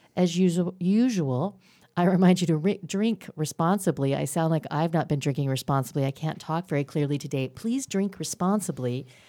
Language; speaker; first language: English; native; English